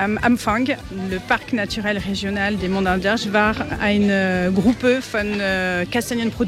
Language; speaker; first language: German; non-native, learner; French